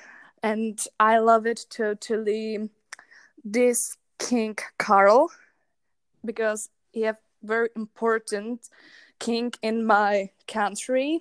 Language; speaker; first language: English; non-native, learner; Czech